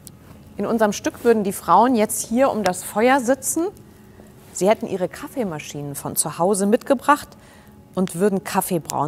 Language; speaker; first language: German; native; German